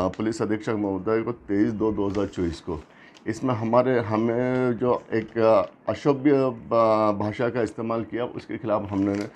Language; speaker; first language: Hindi; native; Hindi